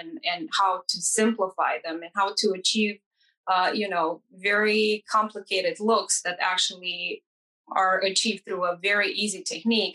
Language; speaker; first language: English; non-native, fluent; Romanian